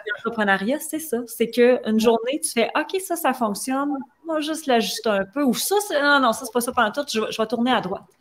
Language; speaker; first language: French; native; French